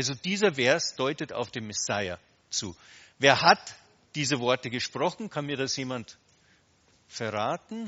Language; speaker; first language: German; native; German